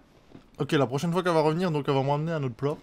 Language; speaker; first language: French; native; French